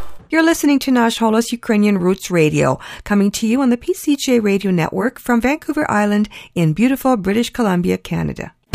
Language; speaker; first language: English; early bilingual, other home language; Ukrainian